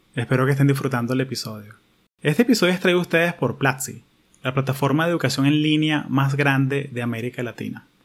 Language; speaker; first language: Spanish; early bilingual, heritage; Spanish